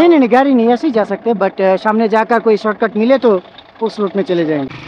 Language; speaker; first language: Hindi; non-native, learner; Bangla